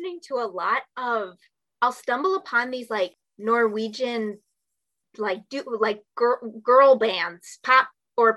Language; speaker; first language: English; native; English